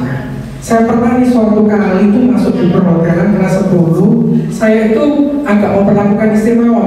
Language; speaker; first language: Indonesian; native; Indonesian